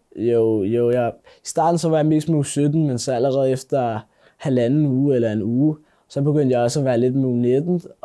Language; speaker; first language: Danish; native; Danish